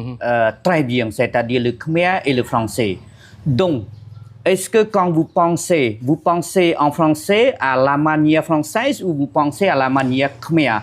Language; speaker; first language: French; non-native, fluent; Khmer